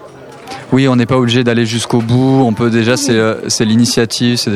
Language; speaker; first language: French; native; French